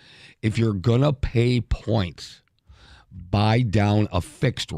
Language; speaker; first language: English; native; English